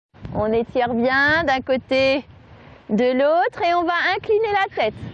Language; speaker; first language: French; native; French